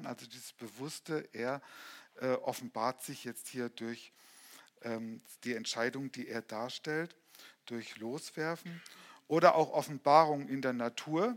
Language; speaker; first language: German; native; German